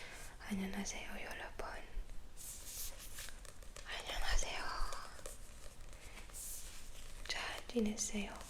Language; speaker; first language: Korean; non-native, learner; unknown